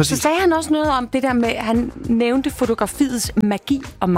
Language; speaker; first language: Danish; native; Danish